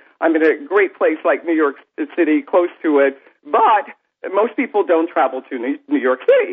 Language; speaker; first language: English; native; English